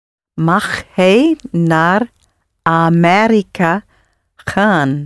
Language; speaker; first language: Dutch; non-native, learner; English